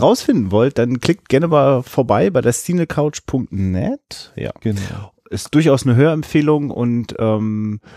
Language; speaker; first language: German; native; German